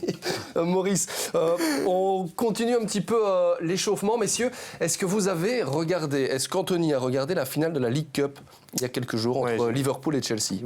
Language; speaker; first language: French; native; French